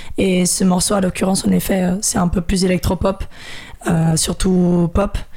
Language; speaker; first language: French; non-native, fluent; Portuguese